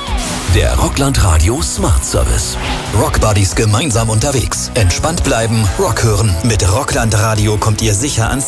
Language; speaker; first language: German; native; German